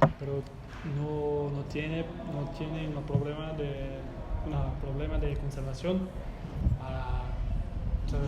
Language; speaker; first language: Spanish; non-native, learner; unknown